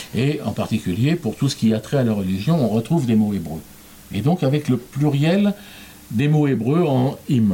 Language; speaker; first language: French; native; French